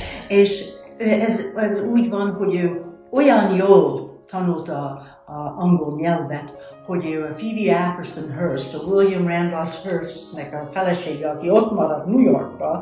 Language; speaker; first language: Hungarian; early bilingual, heritage; Hungarian